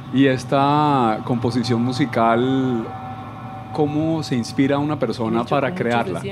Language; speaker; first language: Spanish; native; Spanish